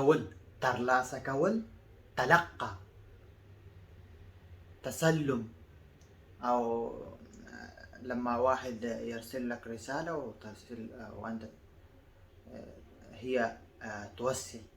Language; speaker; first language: Arabic; non-native, fluent; Pashto